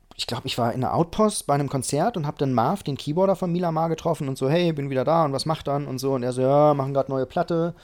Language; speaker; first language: German; native; German